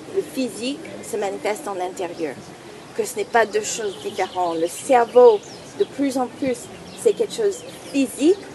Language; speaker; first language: French; non-native, fluent; English